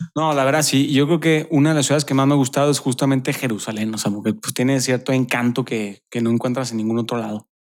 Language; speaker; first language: Spanish; native; Spanish